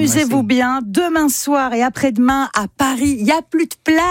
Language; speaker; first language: French; native; French